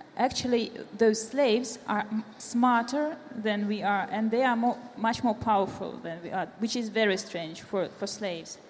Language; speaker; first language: English; non-native, fluent; Russian